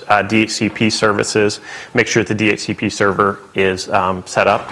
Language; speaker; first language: English; native; English